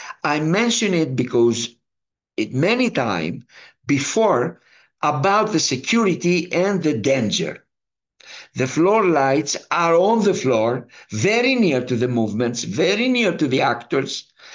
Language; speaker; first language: English; non-native, fluent; Greek